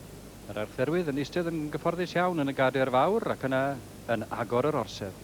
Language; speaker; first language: Welsh; native; Welsh